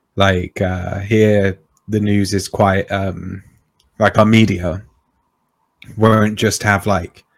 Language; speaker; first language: English; native; English